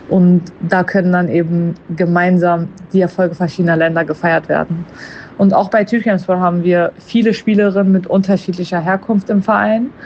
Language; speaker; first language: German; early bilingual, other home language; Turkish